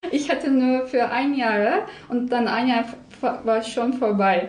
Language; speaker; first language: German; non-native, learner; Turkish